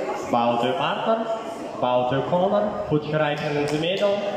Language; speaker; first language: English; non-native, fluent; Russian